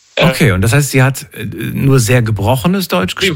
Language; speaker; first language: German; native; German